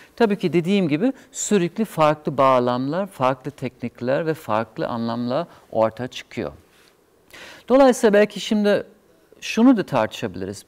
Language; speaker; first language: Turkish; non-native, fluent; German